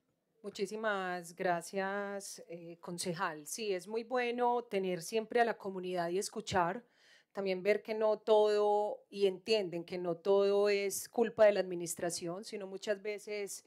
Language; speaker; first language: Spanish; native; Spanish